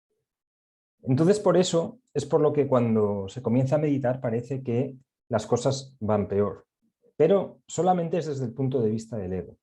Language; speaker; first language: Spanish; native; Spanish